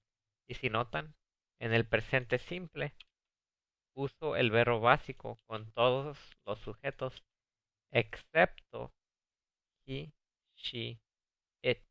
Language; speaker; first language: Spanish; early bilingual, heritage; Spanish